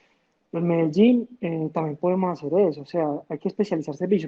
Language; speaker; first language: Spanish; native; Spanish